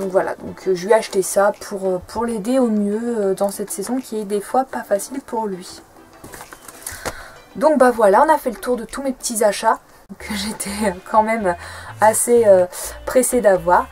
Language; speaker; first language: French; native; French